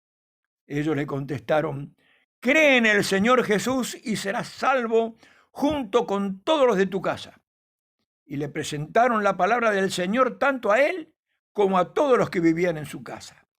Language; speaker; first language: Spanish; native; Spanish